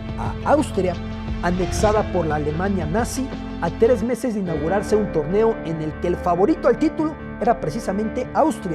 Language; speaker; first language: Spanish; native; Spanish